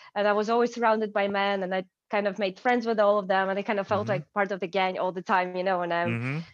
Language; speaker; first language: English; non-native, fluent; Ukrainian